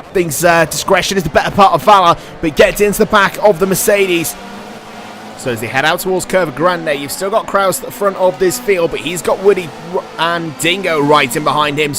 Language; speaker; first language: English; native; English